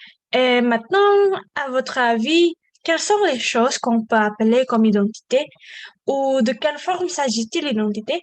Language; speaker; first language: French; non-native, learner; Indonesian